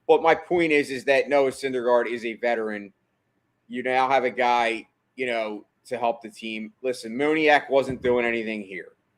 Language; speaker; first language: English; native; English